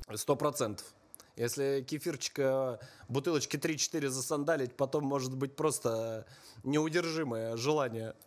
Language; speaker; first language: Russian; native; Russian